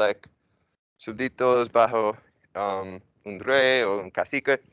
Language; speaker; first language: Spanish; non-native, fluent; English